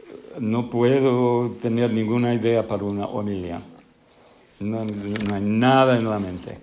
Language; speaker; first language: Spanish; non-native, fluent; English